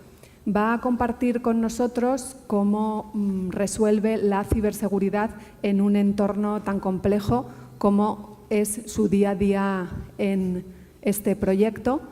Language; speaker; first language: Spanish; native; Spanish